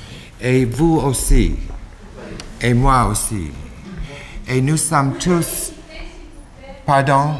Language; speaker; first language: French; non-native, learner; English